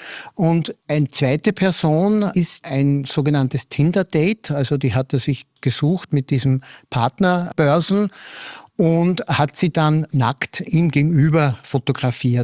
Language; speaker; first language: German; native; German